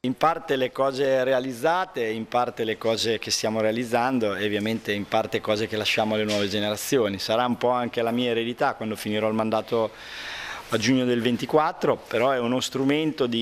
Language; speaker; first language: Italian; native; Italian